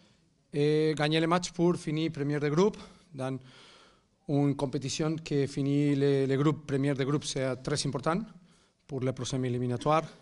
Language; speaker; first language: French; non-native, fluent; Catalan